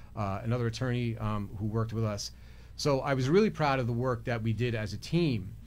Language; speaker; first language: English; native; English